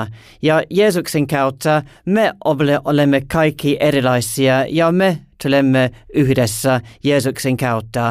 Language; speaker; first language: Finnish; non-native, learner; English